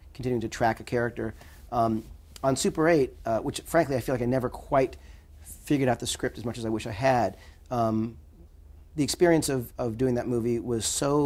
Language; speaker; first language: English; native; English